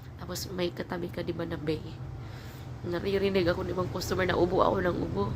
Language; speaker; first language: Filipino; native; Filipino